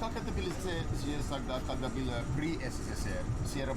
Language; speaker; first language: Russian; non-native, learner; English